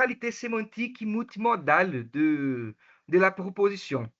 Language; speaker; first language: French; non-native, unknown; Portuguese